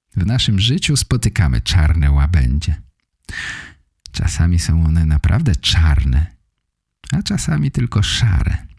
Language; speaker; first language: Polish; native; Polish